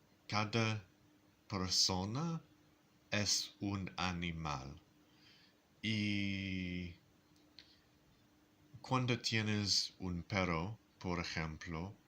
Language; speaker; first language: Spanish; non-native, learner; English